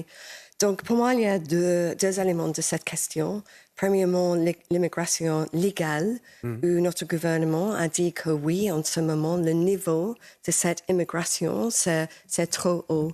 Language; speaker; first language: French; non-native, fluent; English